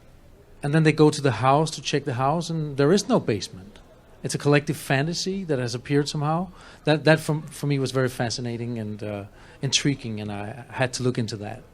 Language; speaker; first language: English; non-native, fluent; Danish